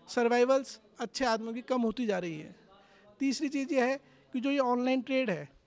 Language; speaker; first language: Hindi; native; Hindi